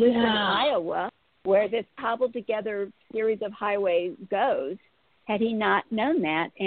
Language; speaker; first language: English; native; English